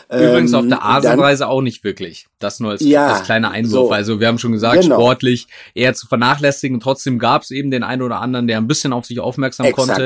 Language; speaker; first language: German; native; German